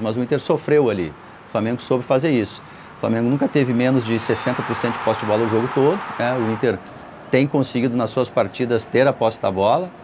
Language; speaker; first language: Portuguese; native; Portuguese